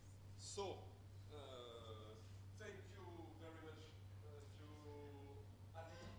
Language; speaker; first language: English; non-native, local second language; French